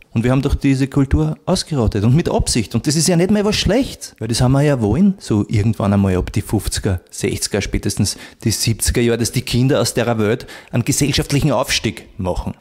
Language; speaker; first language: German; native; German